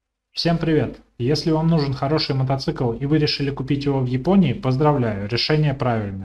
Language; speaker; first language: Russian; native; Russian